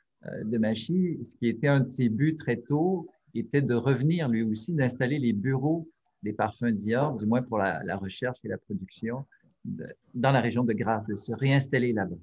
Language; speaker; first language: French; native; French